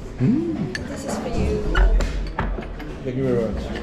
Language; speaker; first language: English; non-native, learner; Korean